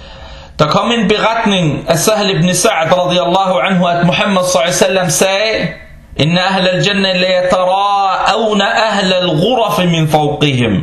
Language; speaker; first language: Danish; non-native, fluent; Arabic